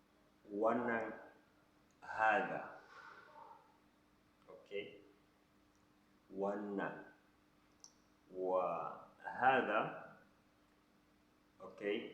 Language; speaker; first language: Arabic; non-native, fluent; Hausa